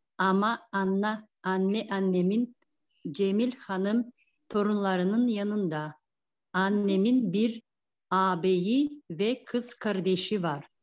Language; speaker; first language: Turkish; non-native, learner; Kyrgyz